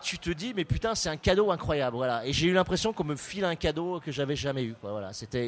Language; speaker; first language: French; native; French